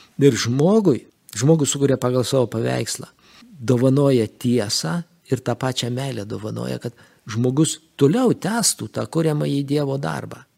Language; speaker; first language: Lithuanian; native; Lithuanian